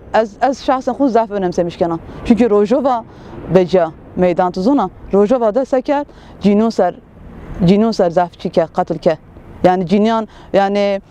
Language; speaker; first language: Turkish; non-native, local second language; Zaza